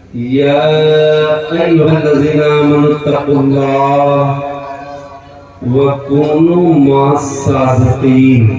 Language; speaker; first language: Hindi; native; Hindi